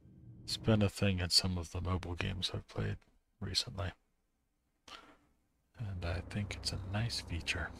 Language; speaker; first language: English; native; English